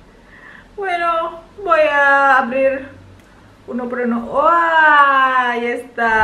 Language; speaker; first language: Spanish; non-native, learner; Indonesian